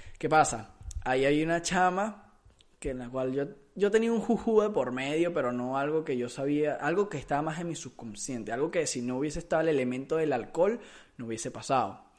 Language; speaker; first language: Spanish; native; Spanish